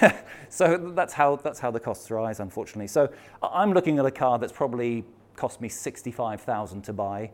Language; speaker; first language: English; native; English